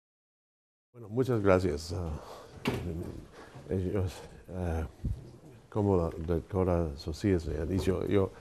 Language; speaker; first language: Spanish; non-native, fluent; English